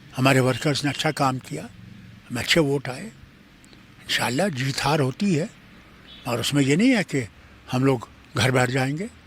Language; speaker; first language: Urdu; non-native, local second language; Kashmiri